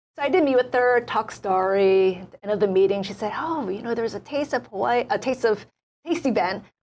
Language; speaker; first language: English; native; English